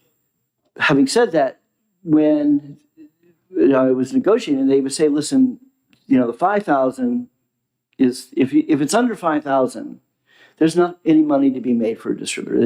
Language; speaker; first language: English; native; English